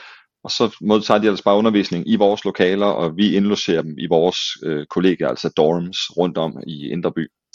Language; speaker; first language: Danish; native; Danish